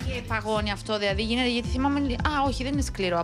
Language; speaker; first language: Greek; native; Greek